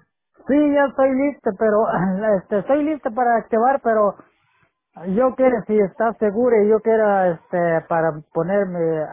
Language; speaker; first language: Spanish; non-native, local second language; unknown